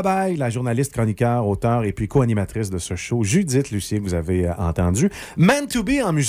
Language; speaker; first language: French; native; French